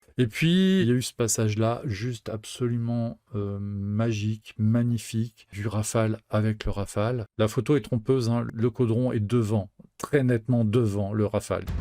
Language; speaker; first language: French; native; French